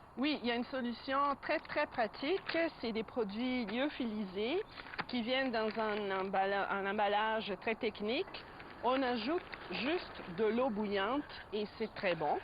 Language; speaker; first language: French; non-native, fluent; Italian